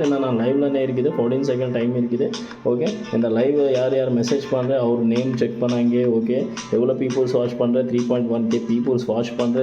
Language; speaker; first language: Tamil; non-native, learner; Kannada